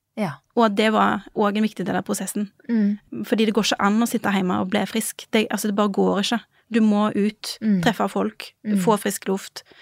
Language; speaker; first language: Norwegian; early bilingual, other home language; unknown